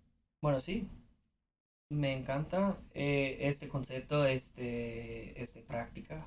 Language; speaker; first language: Spanish; non-native, fluent; English